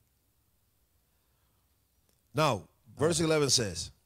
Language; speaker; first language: English; non-native, fluent; Spanish